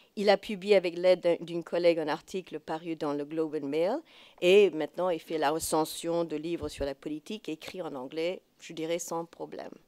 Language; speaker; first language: French; non-native, fluent; English